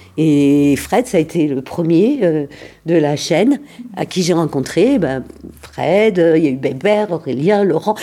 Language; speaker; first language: French; early bilingual, other home language; Arabic